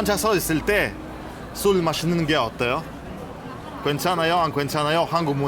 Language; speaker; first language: Korean; non-native, learner; Russian